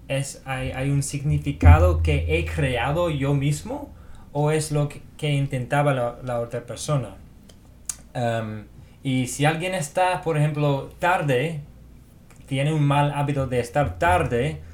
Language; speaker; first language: Spanish; non-native, fluent; English